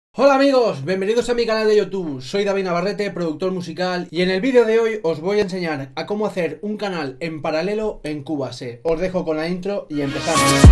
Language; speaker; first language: Spanish; native; Spanish